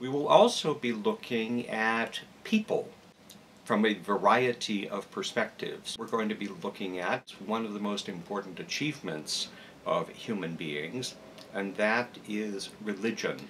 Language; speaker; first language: English; native; English